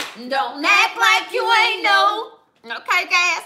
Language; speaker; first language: English; native; English